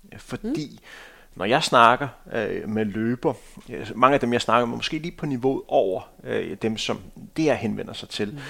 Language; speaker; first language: Danish; native; Danish